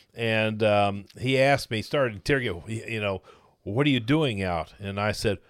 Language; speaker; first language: English; native; English